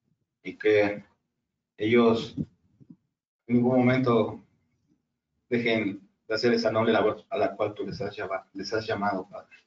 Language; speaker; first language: Spanish; native; Spanish